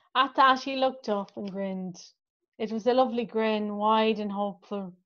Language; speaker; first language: English; native; English